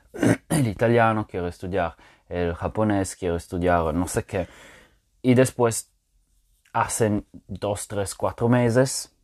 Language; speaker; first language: Spanish; non-native, fluent; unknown